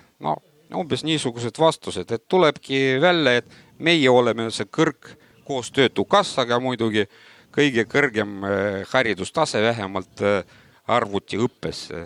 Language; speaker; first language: Estonian; non-native, local second language; Russian